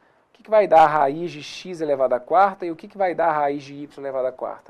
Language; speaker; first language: Portuguese; native; Portuguese